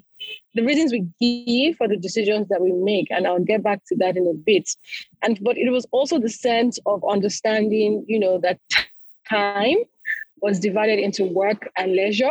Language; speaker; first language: English; non-native, local second language; Yoruba